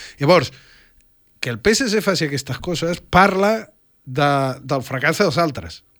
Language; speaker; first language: Catalan; native; Catalan